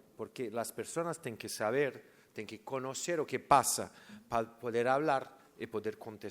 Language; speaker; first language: Spanish; non-native, learner; Portuguese